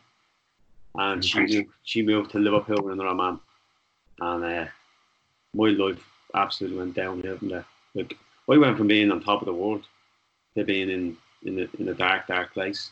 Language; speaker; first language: English; native; English